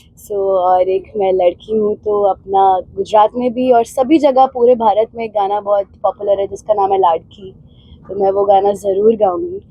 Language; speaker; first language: Hindi; non-native, local second language; Punjabi